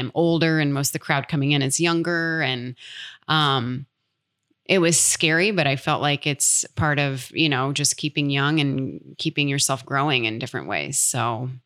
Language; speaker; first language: English; native; English